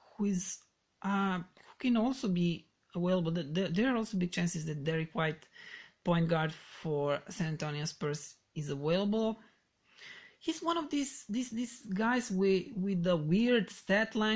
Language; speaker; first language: English; non-native, fluent; Serbian